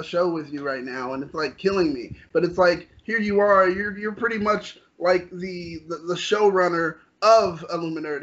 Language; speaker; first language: English; native; English